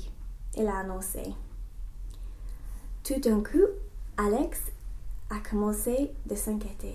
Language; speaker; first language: French; non-native, learner; English